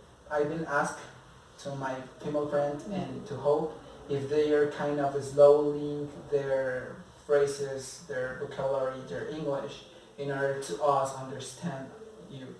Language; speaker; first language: English; non-native, learner; Spanish